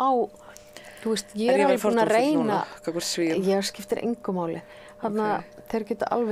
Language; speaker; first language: Icelandic; native; Icelandic